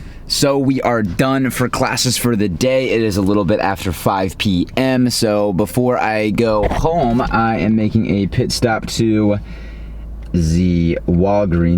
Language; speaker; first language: English; native; English